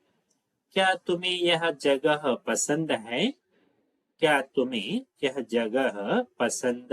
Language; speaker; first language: Hindi; non-native, local second language; Telugu